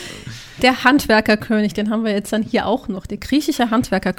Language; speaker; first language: German; native; German